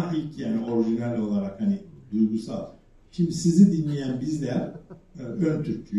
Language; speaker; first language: Turkish; native; Turkish